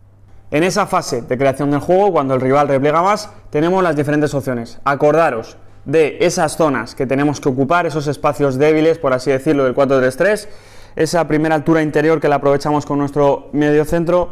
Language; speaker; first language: Spanish; native; Spanish